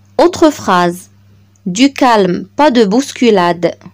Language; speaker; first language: French; non-native, local second language; Arabic